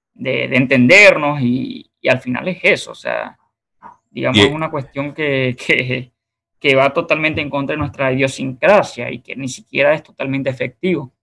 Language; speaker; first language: Spanish; native; Spanish